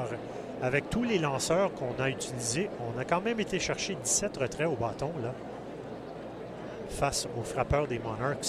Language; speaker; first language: French; native; French